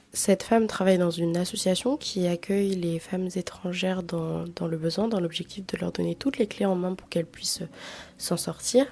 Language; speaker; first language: French; native; French